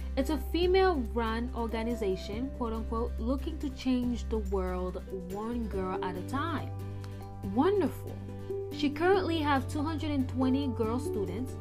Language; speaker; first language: English; early bilingual, other home language; Haitian Creole